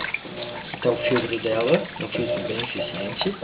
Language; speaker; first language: Portuguese; native; Portuguese